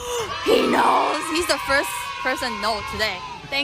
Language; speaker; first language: English; non-native, fluent; Chinese